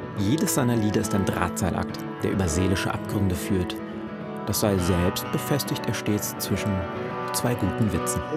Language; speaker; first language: German; native; German